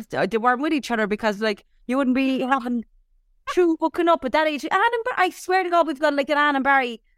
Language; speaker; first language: English; native; English